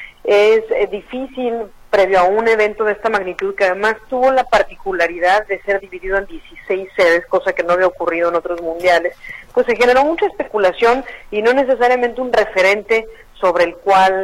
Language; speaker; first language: Spanish; native; Spanish